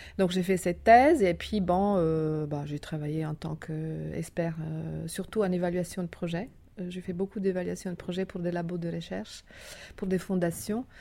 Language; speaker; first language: French; non-native, fluent; Italian